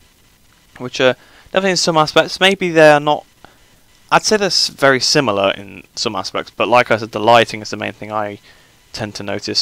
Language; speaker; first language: English; native; English